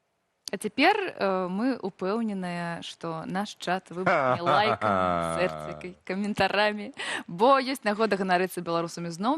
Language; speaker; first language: Belarusian; native; Belarusian